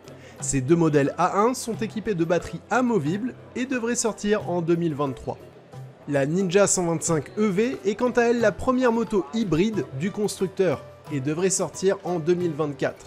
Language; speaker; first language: French; native; French